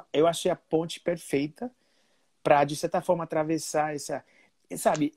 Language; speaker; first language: Portuguese; non-native, fluent; Spanish